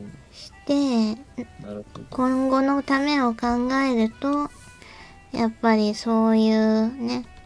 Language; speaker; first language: Japanese; native; Japanese